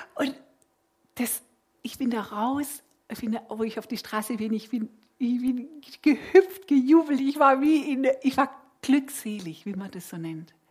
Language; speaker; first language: German; native; German